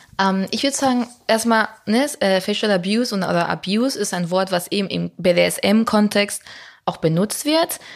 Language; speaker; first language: German; non-native, fluent; Spanish